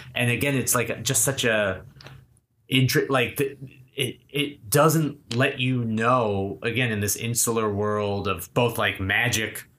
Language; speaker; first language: English; native; English